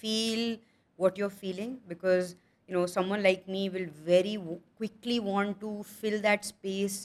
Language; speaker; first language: English; non-native, local second language; Hindi